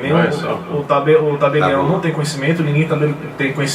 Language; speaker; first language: Portuguese; native; Portuguese